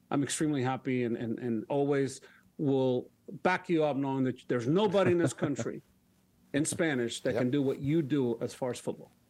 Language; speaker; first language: English; early bilingual, other home language; Spanish